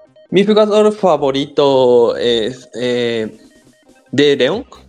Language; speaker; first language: Spanish; non-native, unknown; Japanese